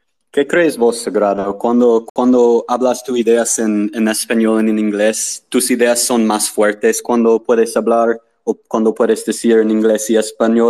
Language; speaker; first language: Spanish; non-native, learner; English